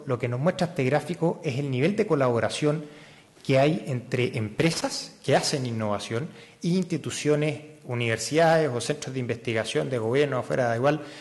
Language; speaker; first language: Spanish; native; Spanish